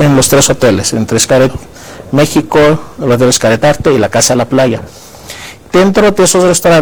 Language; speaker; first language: Spanish; non-native, fluent; Greek